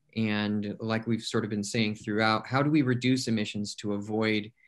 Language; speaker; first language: English; native; English